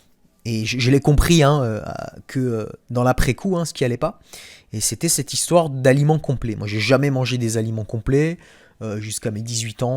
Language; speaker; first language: French; native; French